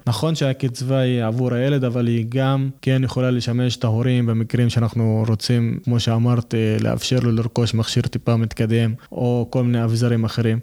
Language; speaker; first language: Hebrew; non-native, local second language; Arabic